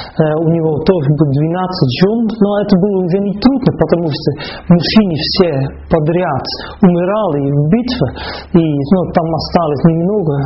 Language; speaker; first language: Russian; non-native, fluent; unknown